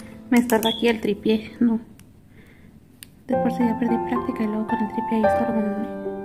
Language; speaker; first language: Spanish; early bilingual, heritage; Spanish